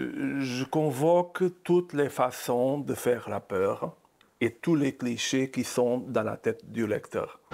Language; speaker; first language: French; non-native, fluent; Portuguese